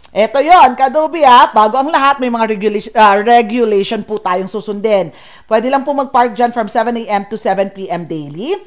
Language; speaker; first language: Filipino; native; Filipino